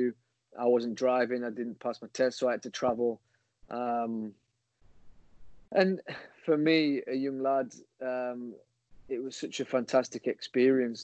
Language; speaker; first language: English; native; English